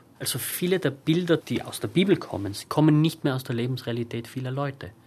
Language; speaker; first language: German; native; German